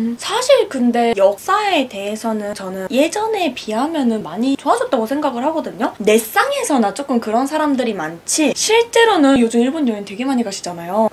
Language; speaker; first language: Korean; early bilingual, other home language; Japanese